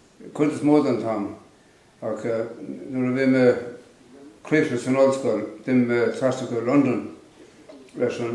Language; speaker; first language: Irish; non-native, local second language; English